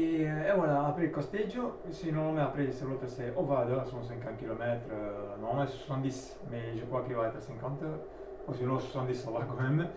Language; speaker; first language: French; non-native, learner; Italian